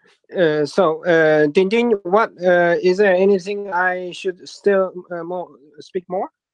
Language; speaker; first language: English; non-native, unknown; Japanese